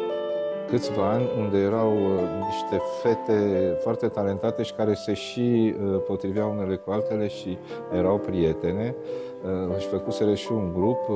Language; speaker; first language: Romanian; native; Romanian